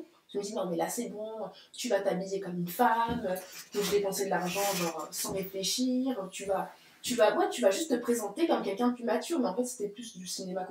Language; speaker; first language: French; native; French